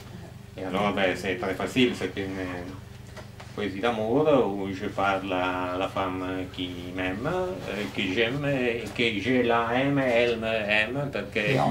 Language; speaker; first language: French; non-native, learner; Italian